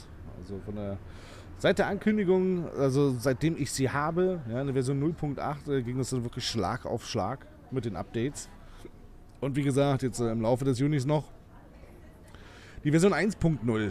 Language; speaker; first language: German; native; German